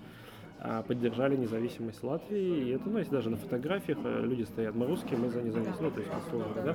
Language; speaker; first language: Russian; native; Russian